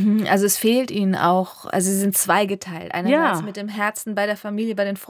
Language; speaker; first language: German; native; German